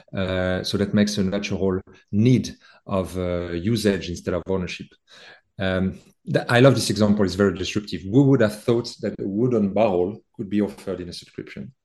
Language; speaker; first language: English; non-native, fluent; French